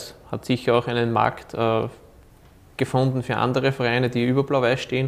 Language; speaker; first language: German; native; German